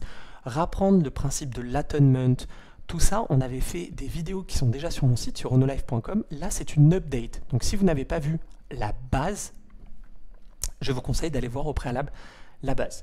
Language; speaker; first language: French; native; French